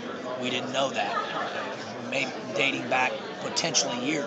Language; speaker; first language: English; native; English